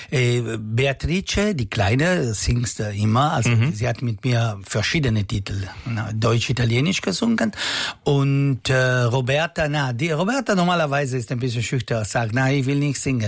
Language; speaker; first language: German; non-native, learner; Italian